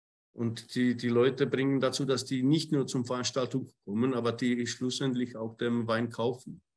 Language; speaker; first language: German; non-native, fluent; Czech